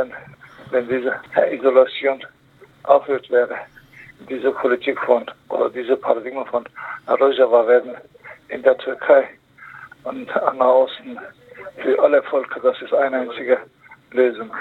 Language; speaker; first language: German; non-native, learner; Kurdish